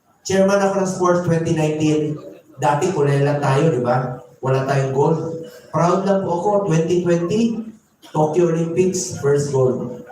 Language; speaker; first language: Filipino; non-native, local second language; Cebuano